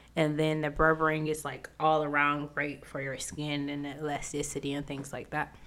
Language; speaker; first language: English; native; English